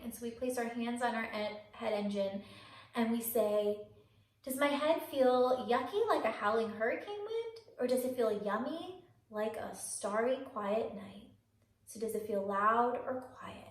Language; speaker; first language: English; native; English